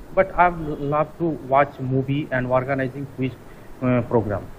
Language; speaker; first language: English; non-native, local second language; Bangla